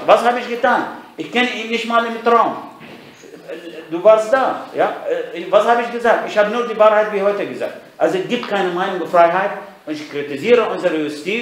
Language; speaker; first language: German; non-native, fluent; Arabic